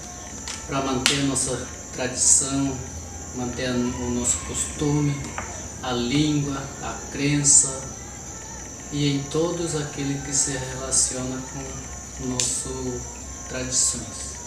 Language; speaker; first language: Portuguese; non-native, local second language; Guarani